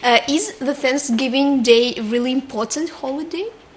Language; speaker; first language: English; non-native, fluent; Ukrainian